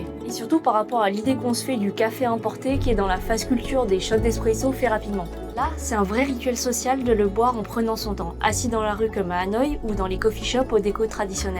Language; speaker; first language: French; native; French